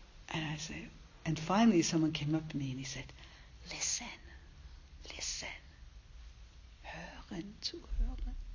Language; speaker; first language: English; native; English